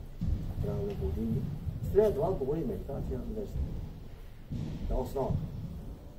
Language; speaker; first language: Bulgarian; non-native, learner; Chinese